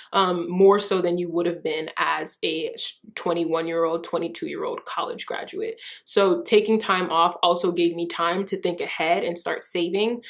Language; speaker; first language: English; early bilingual, other home language; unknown